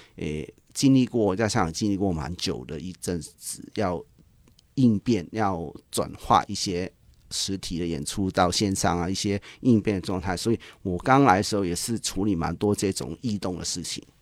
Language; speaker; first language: Chinese; non-native, local second language; Cantonese